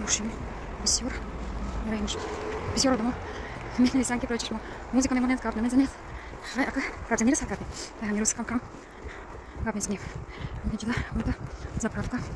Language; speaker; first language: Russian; non-native, learner; Tajik